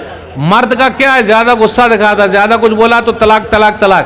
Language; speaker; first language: Hindi; native; Hindi